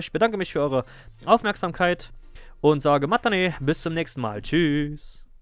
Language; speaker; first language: German; native; German